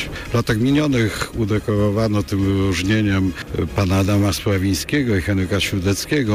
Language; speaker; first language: Polish; native; Polish